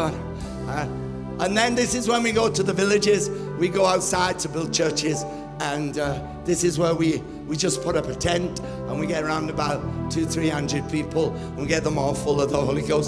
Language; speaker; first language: English; native; English